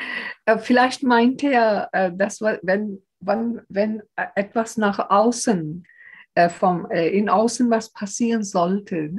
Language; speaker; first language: German; non-native, fluent; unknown